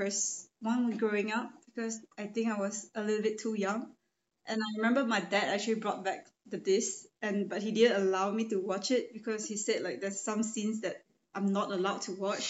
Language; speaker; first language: English; non-native, local second language; Chinese